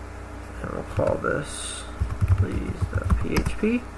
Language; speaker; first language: English; native; English